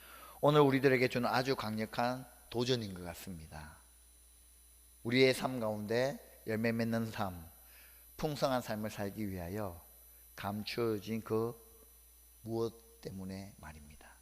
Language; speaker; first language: Korean; native; Korean